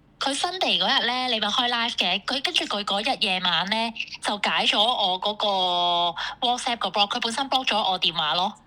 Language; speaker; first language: Cantonese; native; Cantonese